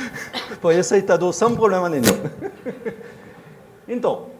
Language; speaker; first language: Portuguese; non-native, fluent; French